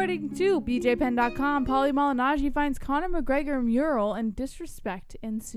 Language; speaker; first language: English; native; English